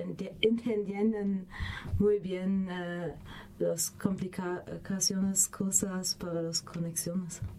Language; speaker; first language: Spanish; non-native, learner; German